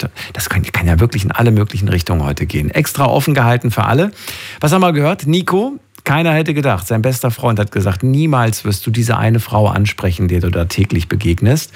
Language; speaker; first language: German; native; German